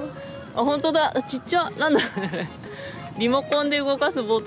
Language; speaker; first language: Japanese; native; Japanese